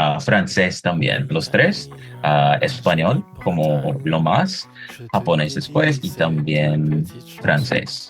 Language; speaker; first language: Spanish; non-native, fluent; English